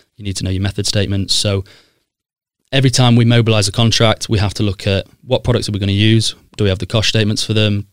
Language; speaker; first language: English; native; English